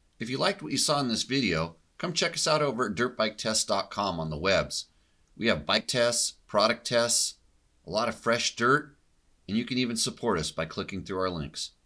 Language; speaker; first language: English; native; English